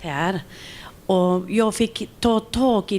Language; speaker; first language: Swedish; non-native, local second language; Finnish